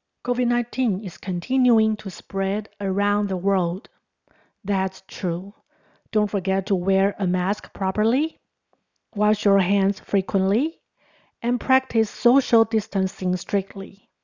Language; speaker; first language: English; non-native, fluent; Chinese